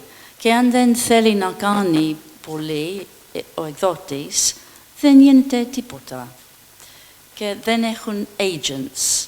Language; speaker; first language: Greek; non-native, fluent; English